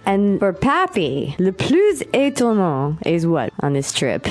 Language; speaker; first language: English; native; English